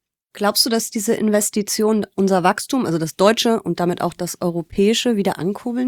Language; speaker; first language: German; native; German